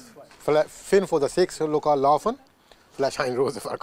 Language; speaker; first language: German; non-native, learner; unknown